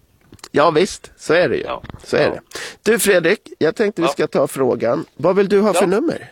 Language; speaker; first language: Swedish; native; Swedish